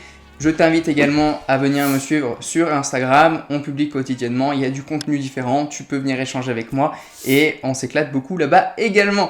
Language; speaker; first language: French; native; French